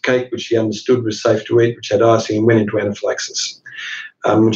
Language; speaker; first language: English; native; English